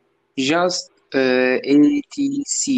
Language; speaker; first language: English; non-native, learner; Turkish